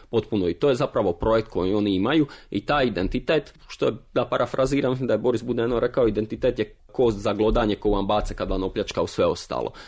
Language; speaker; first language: Croatian; native; Croatian